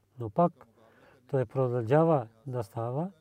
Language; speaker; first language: Bulgarian; non-native, learner; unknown